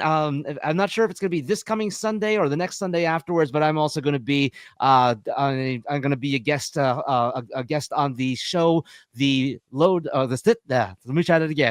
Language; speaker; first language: English; native; English